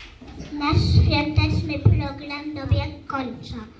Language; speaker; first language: Polish; native; Polish